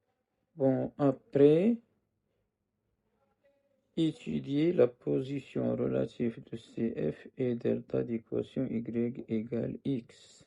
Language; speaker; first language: French; non-native, local second language; Arabic